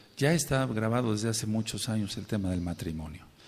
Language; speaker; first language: Spanish; native; Spanish